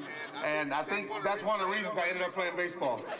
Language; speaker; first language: English; native; English